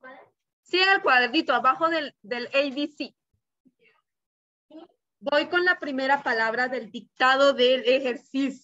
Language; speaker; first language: Spanish; native; Spanish